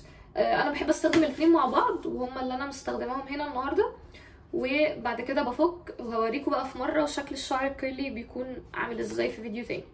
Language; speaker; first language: Arabic; native; Arabic